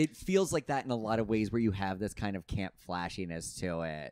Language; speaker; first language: English; native; English